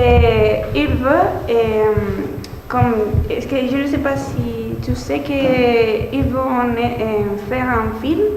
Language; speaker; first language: French; non-native, learner; Spanish